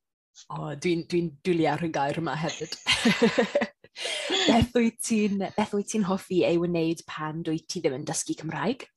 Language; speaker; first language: Welsh; non-native, learner; English